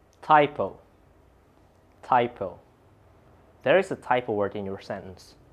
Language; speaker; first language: English; non-native, fluent; Indonesian